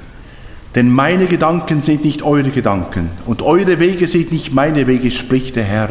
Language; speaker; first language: German; native; German